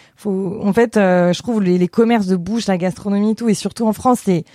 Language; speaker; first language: French; native; French